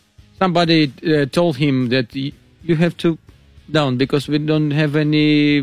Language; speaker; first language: English; non-native, learner; Russian